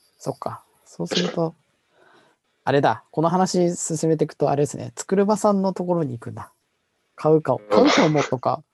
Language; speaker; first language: Japanese; native; Japanese